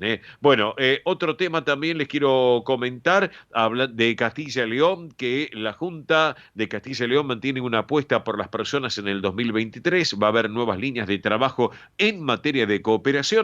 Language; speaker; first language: Spanish; native; Spanish